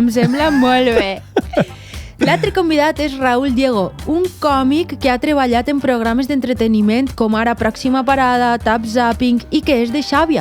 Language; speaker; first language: Catalan; native; Catalan